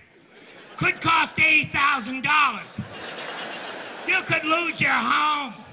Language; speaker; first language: English; native; English